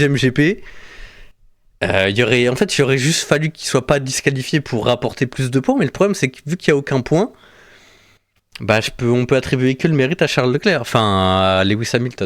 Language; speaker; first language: French; native; French